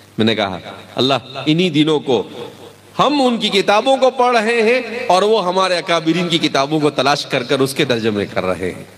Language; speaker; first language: Urdu; non-native, local second language; Gujarati